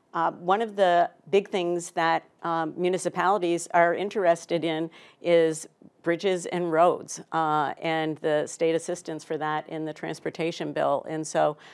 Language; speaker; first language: English; native; English